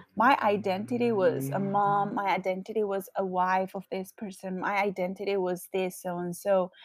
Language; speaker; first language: English; non-native, fluent; Spanish